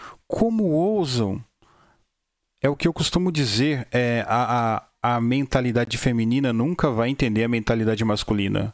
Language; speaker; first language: Portuguese; native; Portuguese